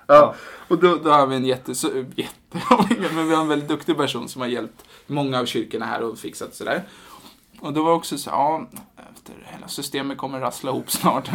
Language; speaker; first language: Swedish; native; Swedish